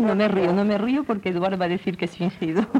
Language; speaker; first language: Spanish; non-native, local second language; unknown